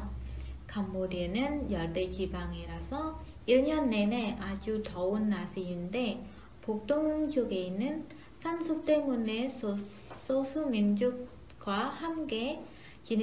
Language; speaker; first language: Korean; non-native, fluent; Khmer